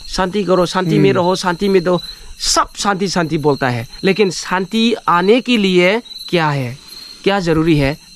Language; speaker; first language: Hindi; non-native, local second language; Manipuri